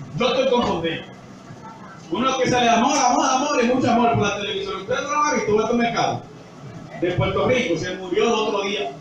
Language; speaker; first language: Spanish; native; Spanish